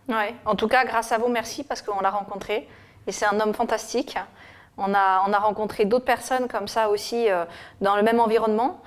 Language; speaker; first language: French; native; French